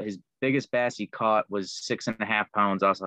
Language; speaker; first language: English; native; English